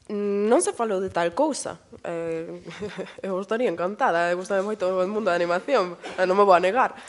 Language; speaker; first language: Galician; native; Galician